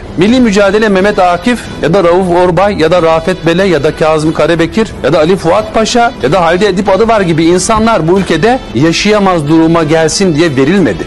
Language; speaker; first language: Turkish; native; Turkish